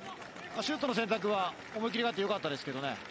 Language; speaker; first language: Japanese; native; Japanese